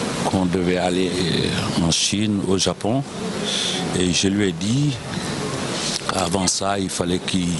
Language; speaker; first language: French; non-native, local second language; Wolof